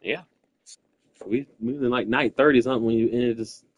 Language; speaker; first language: English; native; English